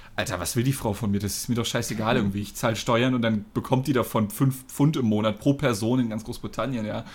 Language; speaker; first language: German; non-native, fluent; English